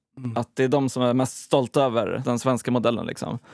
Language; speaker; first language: Swedish; native; Swedish